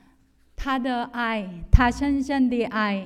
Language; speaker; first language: Chinese; non-native, fluent; Korean